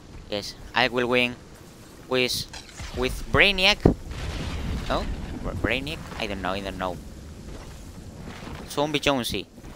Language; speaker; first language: English; non-native, learner; Spanish